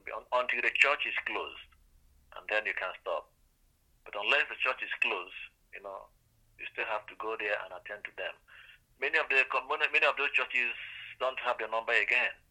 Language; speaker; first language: English; non-native, local second language; Igbo